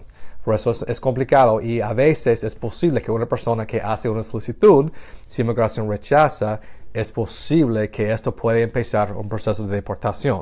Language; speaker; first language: Spanish; non-native, fluent; English